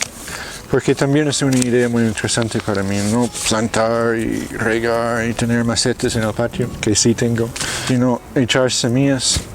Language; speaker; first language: Spanish; non-native, fluent; English